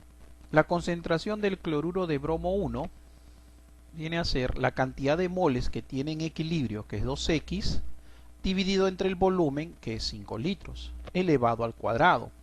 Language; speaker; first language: Spanish; native; Spanish